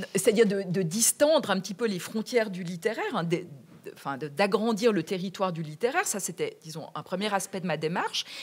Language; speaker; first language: French; native; French